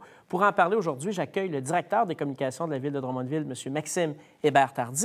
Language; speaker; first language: French; native; French